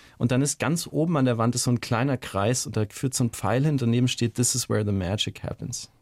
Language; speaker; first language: German; native; German